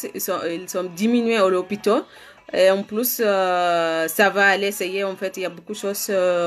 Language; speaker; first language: French; non-native, learner; Arabic